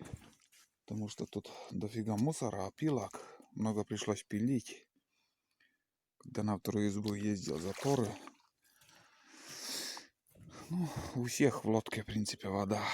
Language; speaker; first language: Russian; native; Russian